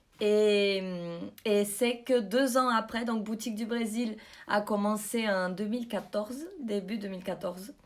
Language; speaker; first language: French; non-native, fluent; Portuguese